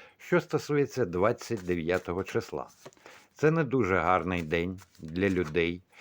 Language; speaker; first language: Ukrainian; non-native, local second language; Russian